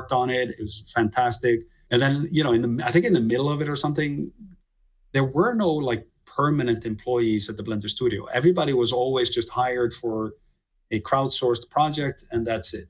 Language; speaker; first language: English; non-native, fluent; Icelandic